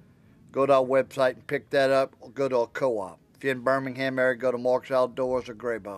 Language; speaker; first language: English; native; English